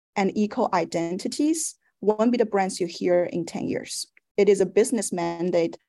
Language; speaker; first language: English; non-native, fluent; Chinese